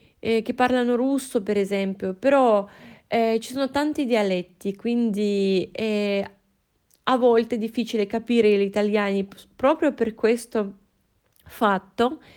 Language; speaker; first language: Italian; non-native, fluent; Russian